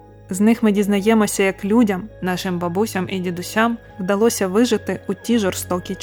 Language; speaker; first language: Ukrainian; native; Ukrainian